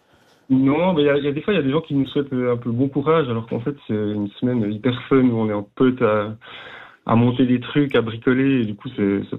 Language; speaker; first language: French; native; French